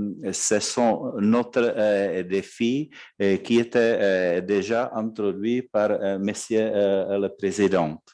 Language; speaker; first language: French; non-native, fluent; Czech